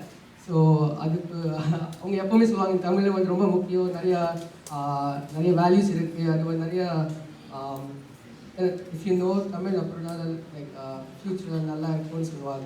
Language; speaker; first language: Tamil; early bilingual, heritage; Tamil